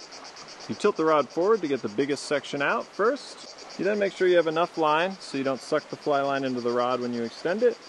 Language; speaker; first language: English; native; English